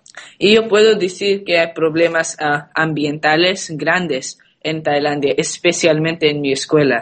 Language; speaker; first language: Spanish; non-native, learner; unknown